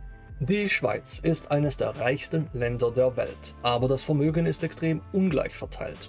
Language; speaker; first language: German; native; German